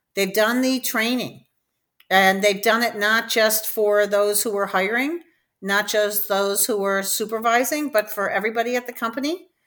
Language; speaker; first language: English; native; English